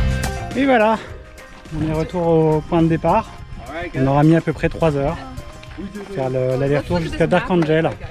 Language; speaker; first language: French; native; French